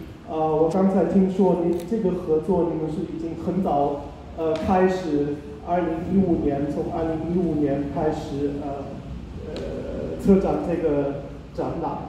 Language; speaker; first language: Chinese; non-native, fluent; German